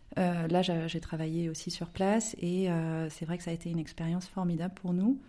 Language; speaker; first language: French; native; French